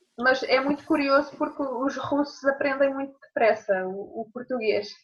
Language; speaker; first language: Portuguese; native; Portuguese